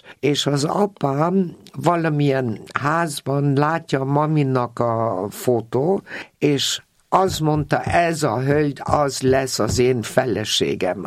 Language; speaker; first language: Hungarian; non-native, fluent; German